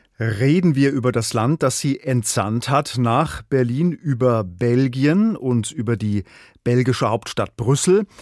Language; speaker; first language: German; native; German